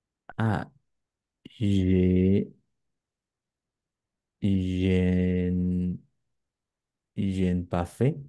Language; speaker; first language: French; non-native, learner; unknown